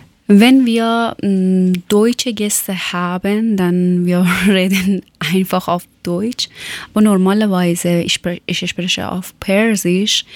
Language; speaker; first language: German; non-native, learner; Persian